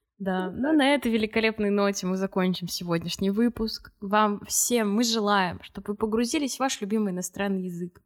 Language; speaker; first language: Russian; native; Russian